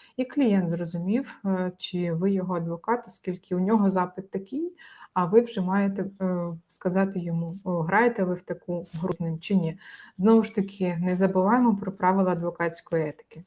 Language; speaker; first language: Ukrainian; native; Ukrainian